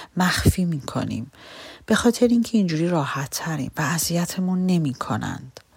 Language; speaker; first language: Persian; native; Persian